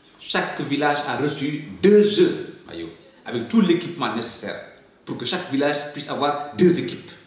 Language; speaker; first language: French; non-native, local second language; Wolof